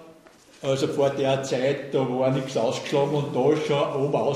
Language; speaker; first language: German; native; German